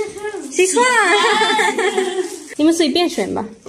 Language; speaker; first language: Chinese; non-native, learner; Urdu